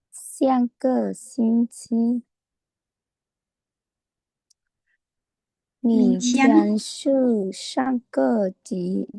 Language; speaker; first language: Chinese; non-native, learner; Lao